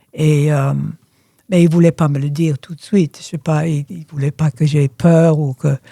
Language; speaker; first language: French; early bilingual, other home language; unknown